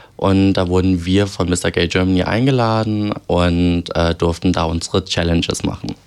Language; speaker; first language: German; early bilingual, other home language; Albanian